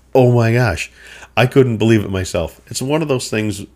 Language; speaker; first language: English; native; English